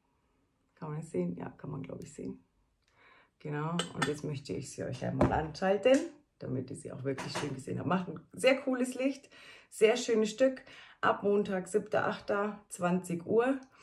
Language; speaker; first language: German; native; German